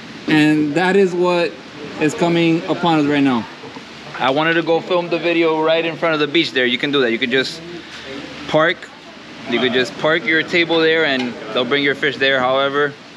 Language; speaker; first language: English; early bilingual, other home language; Spanish